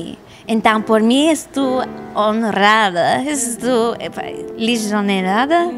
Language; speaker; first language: Portuguese; non-native, learner; English